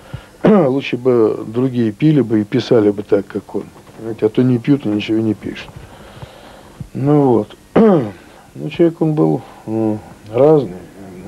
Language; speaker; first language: Russian; native; Russian